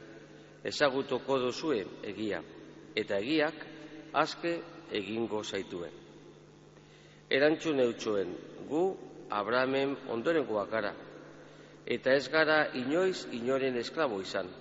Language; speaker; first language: Basque; native; Basque